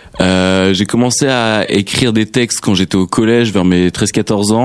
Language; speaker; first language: French; native; French